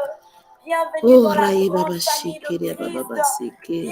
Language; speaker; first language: French; non-native, local second language; Lingala